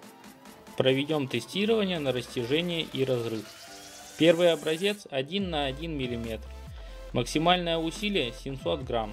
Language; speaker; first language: Russian; native; Russian